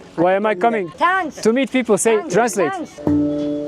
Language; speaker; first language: English; non-native, learner; Turkish